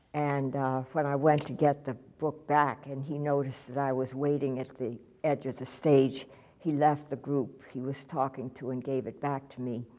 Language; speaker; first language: English; native; English